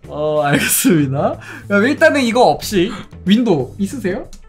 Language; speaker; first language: Korean; native; Korean